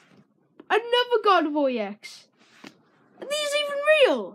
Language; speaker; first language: English; native; English